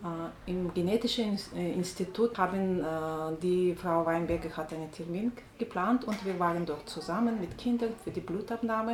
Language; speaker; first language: German; non-native, learner; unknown